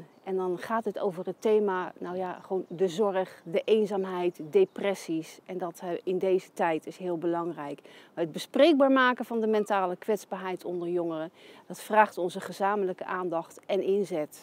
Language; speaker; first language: Dutch; native; Dutch